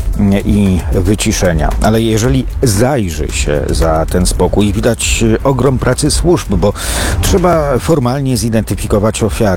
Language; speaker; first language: Polish; native; Polish